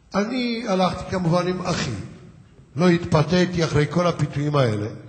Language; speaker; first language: Hebrew; early bilingual, other home language; Yiddish